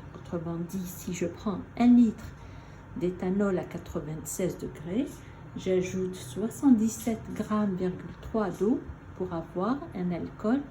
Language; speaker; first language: French; non-native, local second language; Arabic